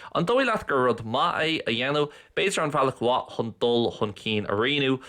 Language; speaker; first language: Irish; non-native, local second language; English